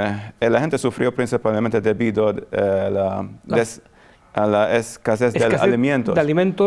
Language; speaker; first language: Spanish; non-native, fluent; Maltese